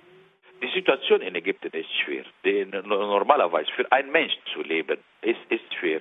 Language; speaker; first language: German; non-native, learner; Arabic